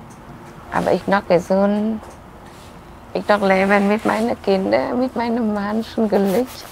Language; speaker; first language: German; non-native, learner; Vietnamese